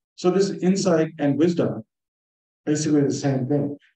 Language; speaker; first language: English; native; English